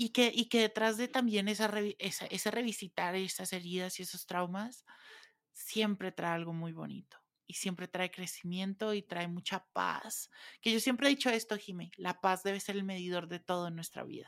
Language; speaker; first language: Spanish; native; Spanish